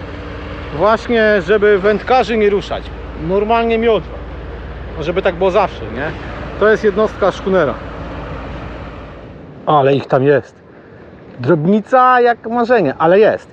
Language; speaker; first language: Polish; native; Polish